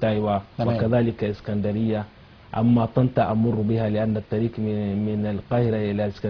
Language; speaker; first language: Arabic; non-native, fluent; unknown